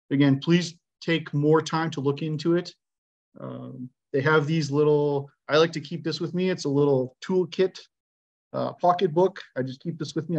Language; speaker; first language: English; native; English